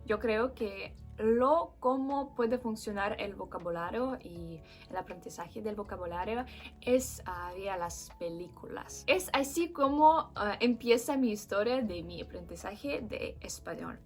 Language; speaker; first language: Spanish; non-native, fluent; Russian